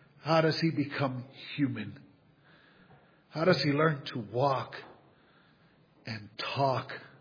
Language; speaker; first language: English; native; English